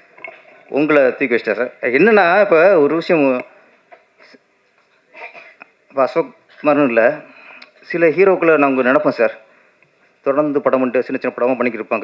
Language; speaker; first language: Tamil; native; Tamil